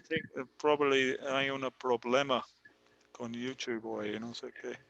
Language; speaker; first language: Spanish; non-native, fluent; English